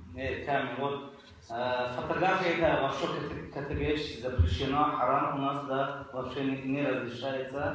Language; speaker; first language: Russian; non-native, local second language; Tajik